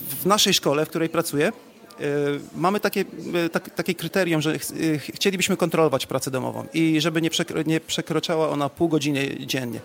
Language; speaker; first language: Polish; native; Polish